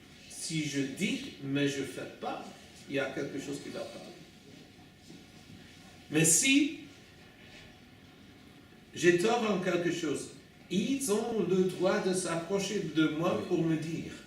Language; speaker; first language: French; non-native, fluent; English